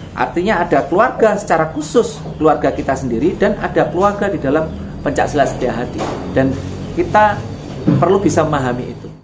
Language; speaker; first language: Indonesian; non-native, local second language; Sundanese